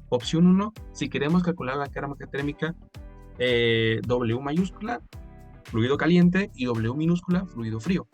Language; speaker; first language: Spanish; native; Spanish